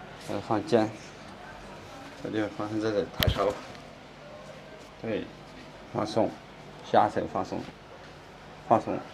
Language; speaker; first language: Chinese; native; Chinese